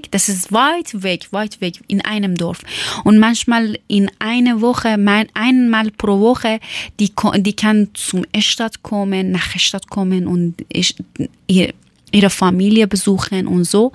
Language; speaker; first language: German; non-native, learner; Persian